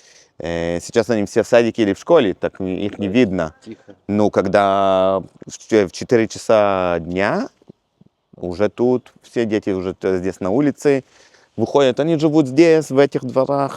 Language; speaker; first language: Russian; early bilingual, heritage; Russian